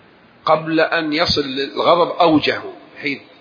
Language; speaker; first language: Arabic; native; Arabic